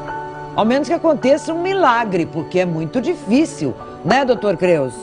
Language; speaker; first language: Portuguese; native; Portuguese